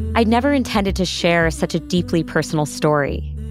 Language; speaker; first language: English; early bilingual, other home language; Hindi